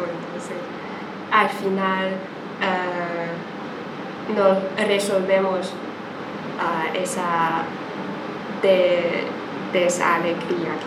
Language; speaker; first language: Spanish; non-native, fluent; Chinese